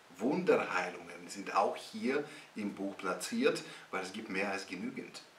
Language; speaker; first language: German; non-native, fluent; Russian